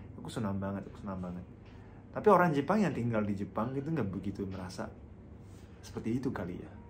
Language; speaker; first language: Indonesian; non-native, fluent; Japanese